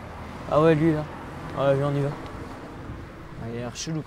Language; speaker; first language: French; native; French